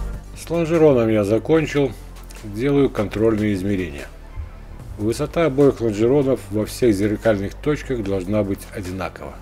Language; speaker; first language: Russian; native; Russian